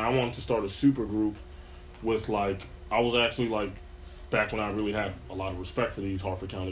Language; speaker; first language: English; native; English